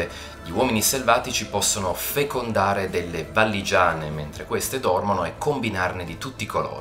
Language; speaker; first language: Italian; native; Italian